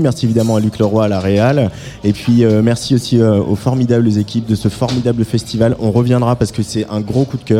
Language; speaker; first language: French; native; French